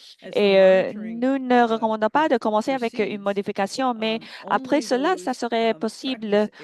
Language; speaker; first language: French; non-native, fluent; English